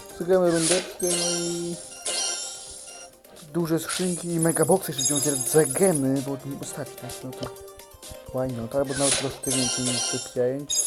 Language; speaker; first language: Polish; native; Polish